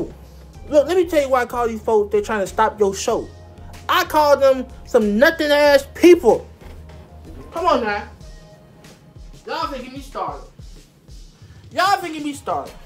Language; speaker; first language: English; native; English